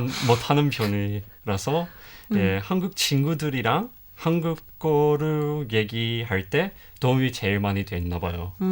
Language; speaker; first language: Korean; non-native, fluent; English